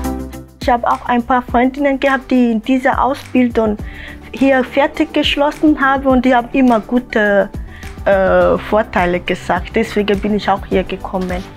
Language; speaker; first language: German; non-native, learner; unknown